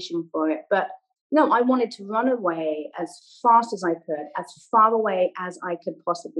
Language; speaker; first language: English; native; English